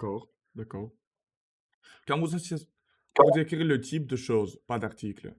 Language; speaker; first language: French; non-native, learner; Russian